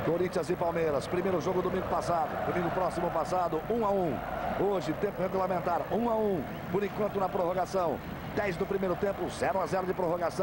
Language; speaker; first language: Portuguese; native; Portuguese